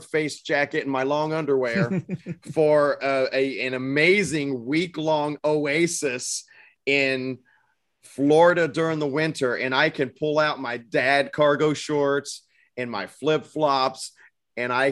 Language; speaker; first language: English; native; English